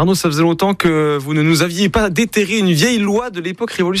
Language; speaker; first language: French; native; French